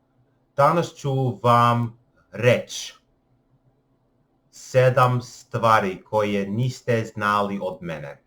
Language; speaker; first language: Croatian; non-native, learner; English